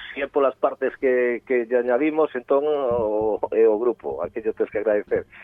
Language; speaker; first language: Galician; native; Galician